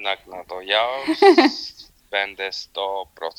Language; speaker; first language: Polish; non-native, learner; Georgian